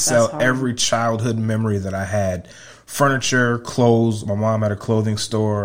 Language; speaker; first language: English; native; English